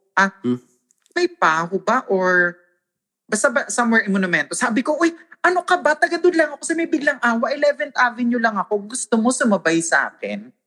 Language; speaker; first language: Filipino; non-native, local second language; Waray